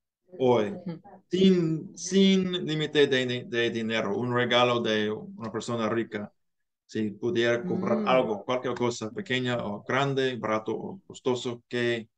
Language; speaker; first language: Spanish; non-native, learner; English